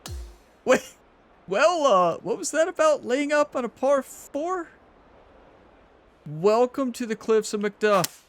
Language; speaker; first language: English; native; English